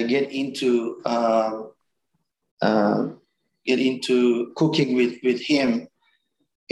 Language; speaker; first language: English; non-native, fluent; Turkish